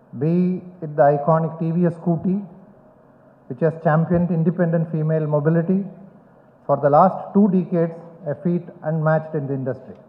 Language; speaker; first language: English; non-native, local second language; Tamil